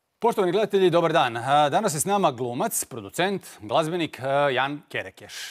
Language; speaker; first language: Croatian; native; Croatian